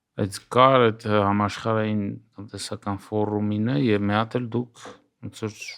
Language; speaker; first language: Armenian; native; Armenian